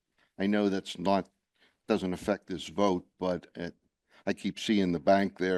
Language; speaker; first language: English; native; English